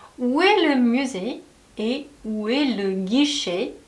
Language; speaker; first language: French; non-native, learner; Korean